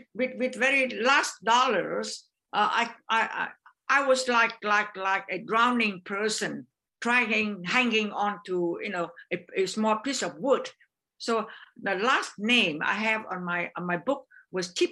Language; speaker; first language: English; non-native, learner; Vietnamese